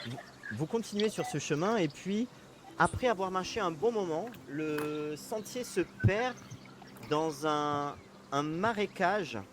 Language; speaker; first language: French; native; French